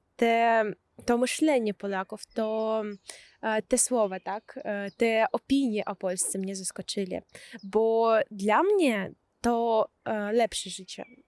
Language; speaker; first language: Polish; non-native, fluent; Russian